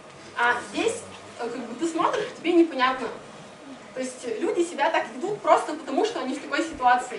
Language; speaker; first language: Russian; native; Russian